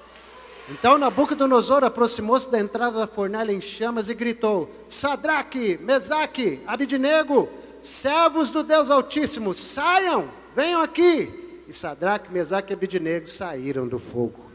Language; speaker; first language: Portuguese; native; Portuguese